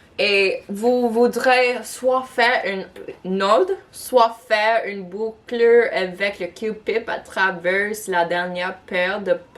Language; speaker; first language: French; non-native, local second language; English